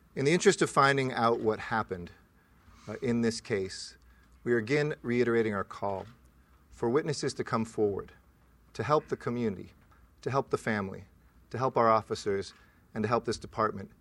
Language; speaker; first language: English; native; English